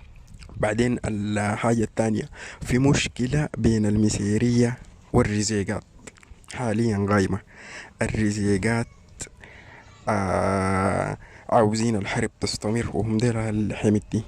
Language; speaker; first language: Arabic; native; Arabic